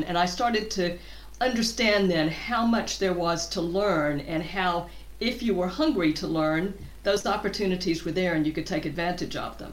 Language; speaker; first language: English; native; English